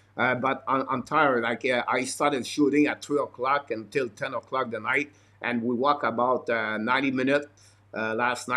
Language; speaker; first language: English; non-native, fluent; French